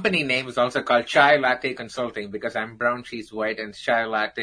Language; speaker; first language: English; non-native, local second language; Tamil